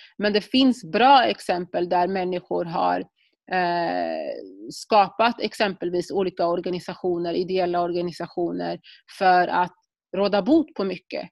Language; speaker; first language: Swedish; native; Swedish